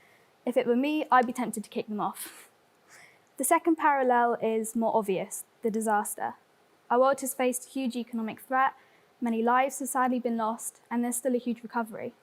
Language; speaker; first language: English; native; English